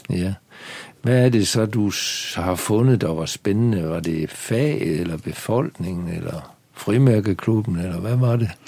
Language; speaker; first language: Danish; native; Danish